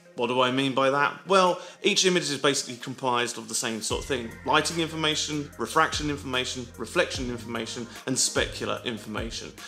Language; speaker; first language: English; native; English